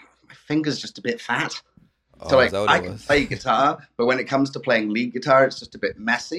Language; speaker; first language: English; native; English